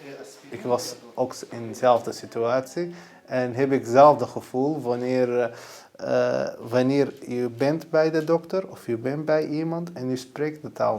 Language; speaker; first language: Dutch; non-native, fluent; Arabic